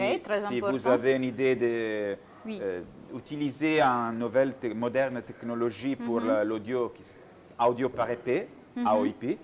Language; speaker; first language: French; non-native, learner; Italian